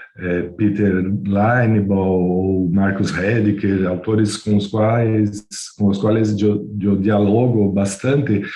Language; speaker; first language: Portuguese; non-native, fluent; Spanish